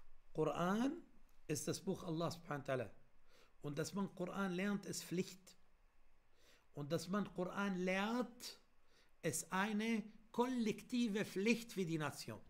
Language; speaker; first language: German; non-native, fluent; Arabic